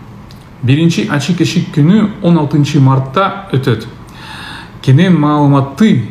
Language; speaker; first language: Kyrgyz; non-native, local second language; Russian